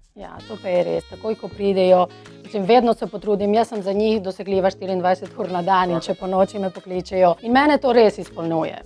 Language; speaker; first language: Slovenian; non-native, fluent; Albanian